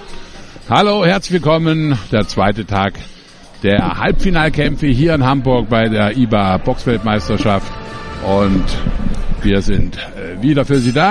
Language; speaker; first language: German; native; German